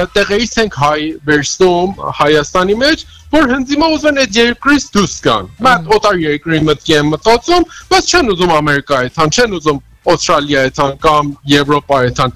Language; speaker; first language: Armenian; early bilingual, heritage; Armenian